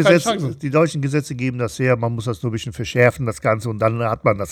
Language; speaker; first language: German; native; German